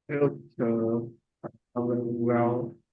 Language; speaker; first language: English; non-native, learner; Vietnamese